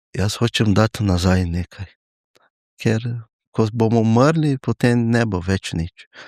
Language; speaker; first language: Slovenian; non-native, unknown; Portuguese